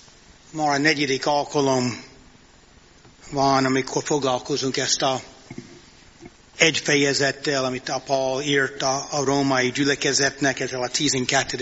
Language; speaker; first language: Hungarian; non-native, fluent; English